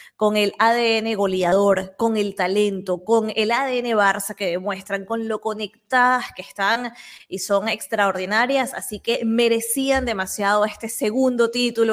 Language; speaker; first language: Spanish; native; Spanish